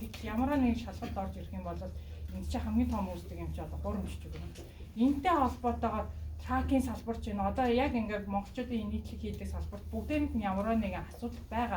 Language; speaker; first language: Mongolian; native; Mongolian